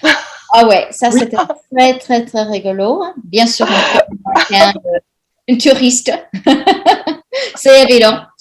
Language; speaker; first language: French; non-native, fluent; English